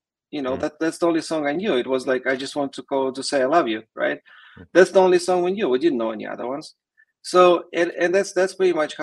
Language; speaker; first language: English; non-native, fluent; Russian